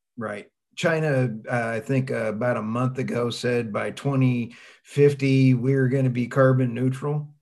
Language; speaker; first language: English; native; English